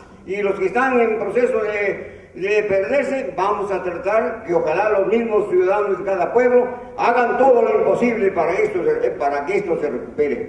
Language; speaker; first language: Spanish; non-native, local second language; Zapotec